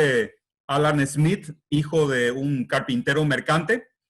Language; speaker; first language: Spanish; native; Spanish